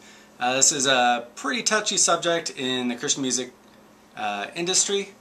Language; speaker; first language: English; native; English